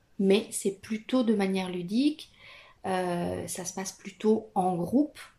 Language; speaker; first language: French; non-native, fluent; Italian